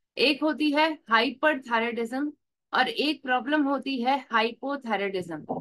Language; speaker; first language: Hindi; native; Hindi